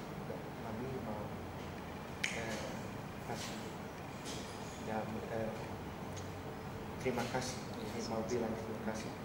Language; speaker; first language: Indonesian; early bilingual, heritage; Dutch